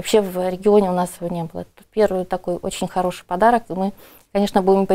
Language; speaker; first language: Russian; native; Russian